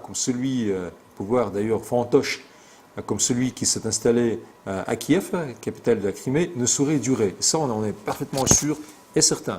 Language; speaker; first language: French; non-native, fluent; Russian